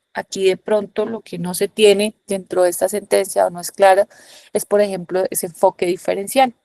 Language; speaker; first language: Spanish; native; Spanish